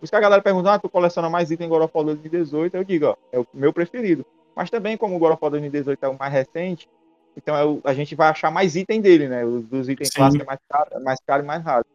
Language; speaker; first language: Portuguese; native; Portuguese